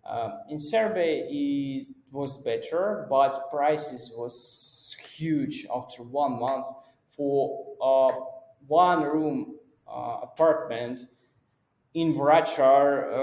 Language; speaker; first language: English; non-native, fluent; Russian